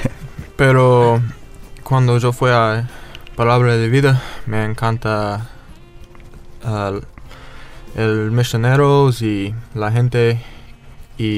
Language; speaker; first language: Spanish; non-native, learner; English